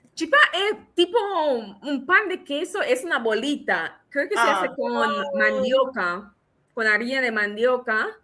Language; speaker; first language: Spanish; non-native, fluent; English